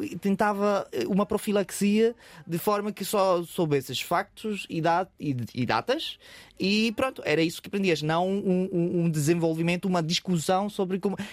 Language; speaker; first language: Portuguese; non-native, fluent; Spanish